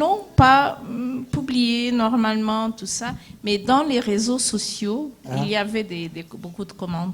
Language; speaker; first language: French; non-native, fluent; Portuguese